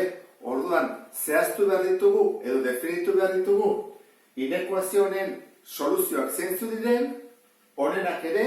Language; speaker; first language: Basque; native; Basque